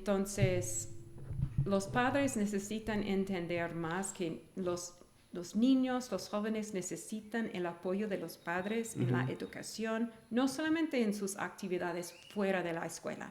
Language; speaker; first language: Spanish; non-native, fluent; English